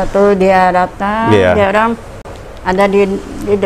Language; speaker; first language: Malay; non-native, local second language; Min Nan Chinese